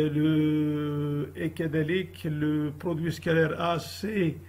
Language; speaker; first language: French; non-native, local second language; Arabic